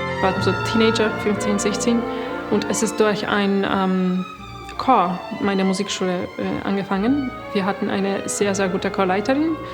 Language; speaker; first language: German; non-native, fluent; Polish